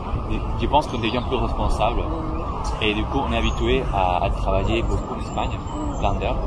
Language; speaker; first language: French; non-native, fluent; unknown